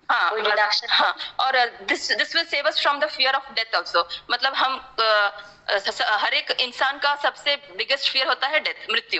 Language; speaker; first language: Hindi; native; Hindi